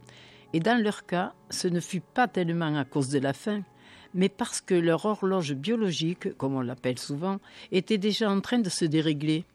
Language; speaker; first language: French; native; French